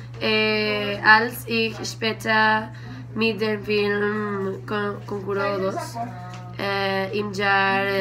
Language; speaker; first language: German; non-native, learner; Spanish